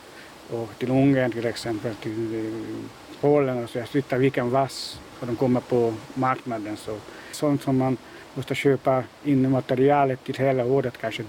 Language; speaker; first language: Swedish; non-native, fluent; Hungarian